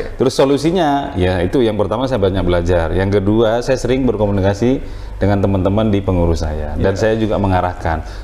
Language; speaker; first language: Indonesian; non-native, local second language; Madurese